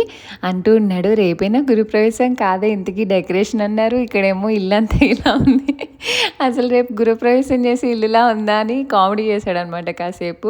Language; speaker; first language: Telugu; native; Telugu